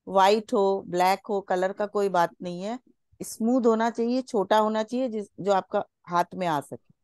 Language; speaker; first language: Hindi; non-native, local second language; Bangla